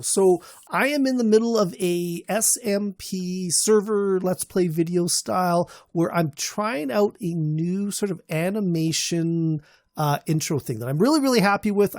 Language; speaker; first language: English; native; English